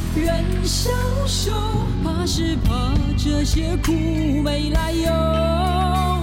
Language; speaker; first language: Chinese; non-native, local second language; Min Nan Chinese